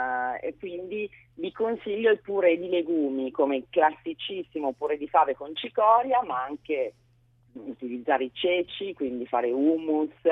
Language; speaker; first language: Italian; native; Italian